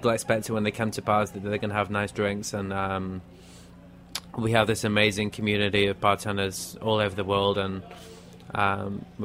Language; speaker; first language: English; native; English